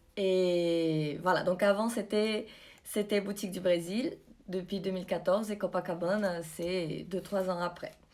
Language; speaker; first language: French; non-native, fluent; Portuguese